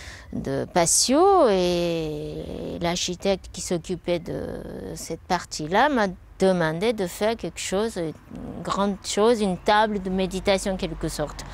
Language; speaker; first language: French; non-native, fluent; Japanese